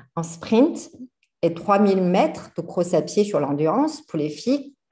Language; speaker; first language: French; non-native, fluent; Chinese